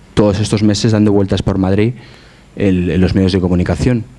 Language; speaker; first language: Spanish; native; Spanish